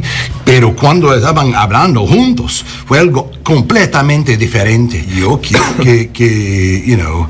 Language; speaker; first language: Spanish; early bilingual, heritage; Spanish